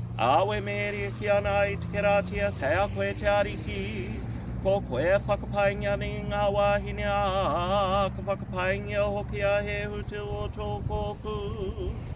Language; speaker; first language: Māori; non-native, local second language; English